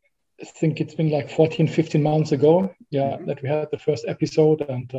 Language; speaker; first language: English; non-native, fluent; French